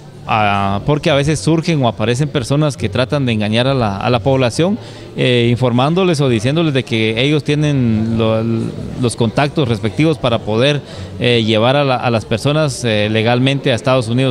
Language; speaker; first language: Spanish; native; Spanish